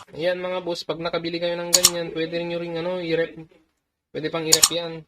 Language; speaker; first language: Filipino; non-native, local second language; Iloko